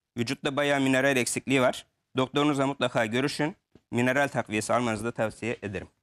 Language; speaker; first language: Turkish; native; Turkish